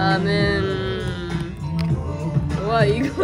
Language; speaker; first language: Korean; non-native, learner; Japanese